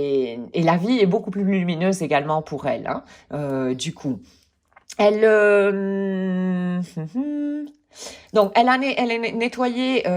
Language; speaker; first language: French; native; French